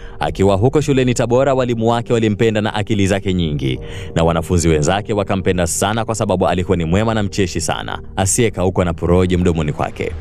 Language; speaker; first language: Swahili; native; Swahili